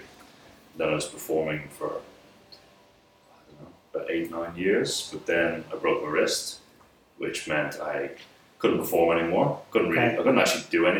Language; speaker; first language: English; native; English